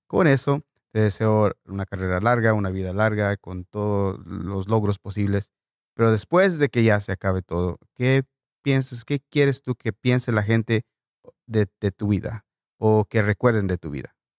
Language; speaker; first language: Spanish; native; Spanish